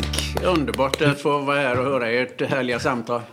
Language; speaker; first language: Swedish; native; Swedish